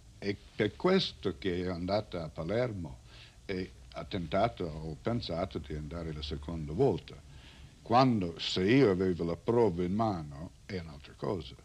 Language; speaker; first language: Italian; non-native, learner; English